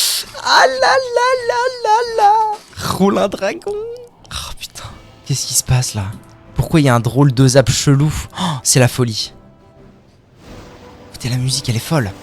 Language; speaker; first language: French; native; French